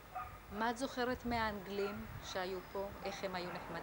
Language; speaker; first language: Hebrew; native; Hebrew